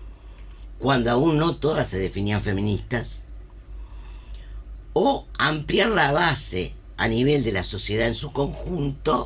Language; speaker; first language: Spanish; native; Spanish